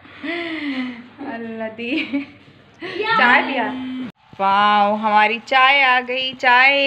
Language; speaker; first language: Urdu; non-native, local second language; Sindhi